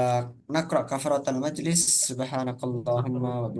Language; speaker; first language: Arabic; non-native, fluent; Indonesian